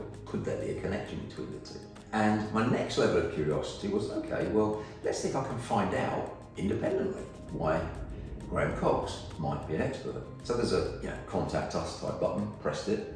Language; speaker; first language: English; native; English